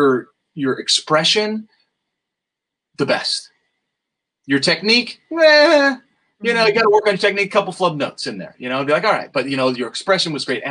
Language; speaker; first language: English; native; English